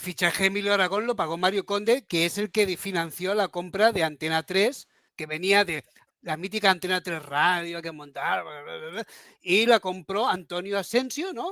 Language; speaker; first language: Spanish; native; Spanish